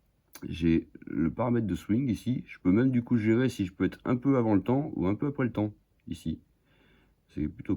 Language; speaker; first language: French; native; French